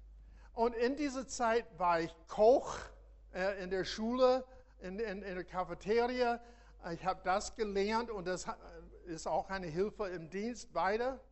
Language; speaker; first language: German; non-native, fluent; English